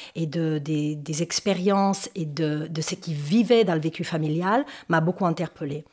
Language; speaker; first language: French; non-native, fluent; Spanish